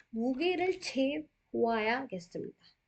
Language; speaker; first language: Korean; non-native, fluent; Hindi